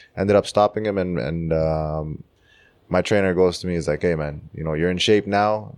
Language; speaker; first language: English; early bilingual, other home language; Czech